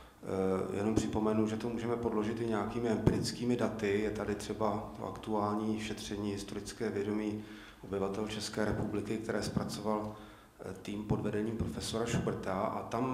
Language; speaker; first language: Czech; native; Czech